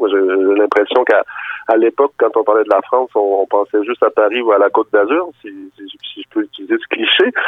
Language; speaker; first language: French; native; French